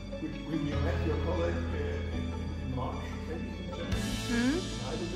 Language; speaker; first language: English; non-native, learner; German